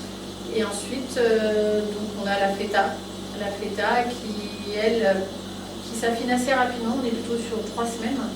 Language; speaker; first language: French; native; French